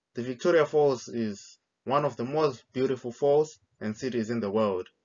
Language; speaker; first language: English; non-native, local second language; Shona